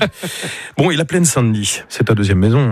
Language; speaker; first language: French; native; French